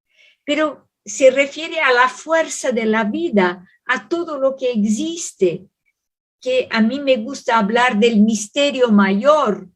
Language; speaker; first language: Spanish; non-native, fluent; Portuguese